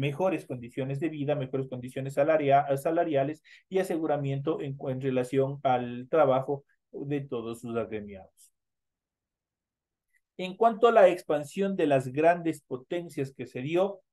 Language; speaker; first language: Spanish; native; Spanish